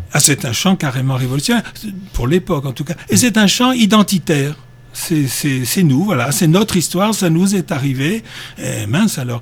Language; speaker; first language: French; native; French